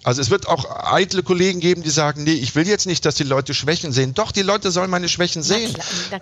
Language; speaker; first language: German; native; German